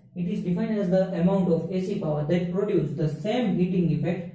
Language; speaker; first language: English; non-native, local second language; Gujarati